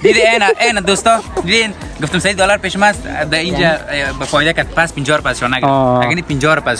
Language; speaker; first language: Persian; native; Persian